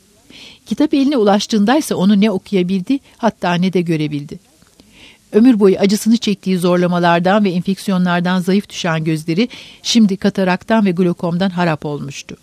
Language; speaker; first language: Turkish; native; Turkish